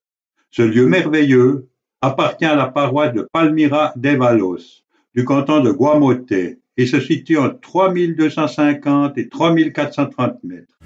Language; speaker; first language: French; native; French